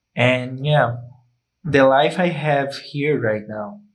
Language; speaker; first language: English; non-native, fluent; Portuguese